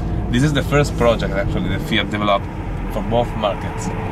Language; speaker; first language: English; non-native, fluent; Italian